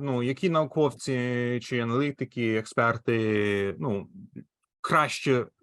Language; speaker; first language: Ukrainian; non-native, fluent; English